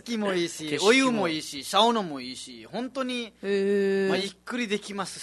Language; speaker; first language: Japanese; non-native, fluent; Nepali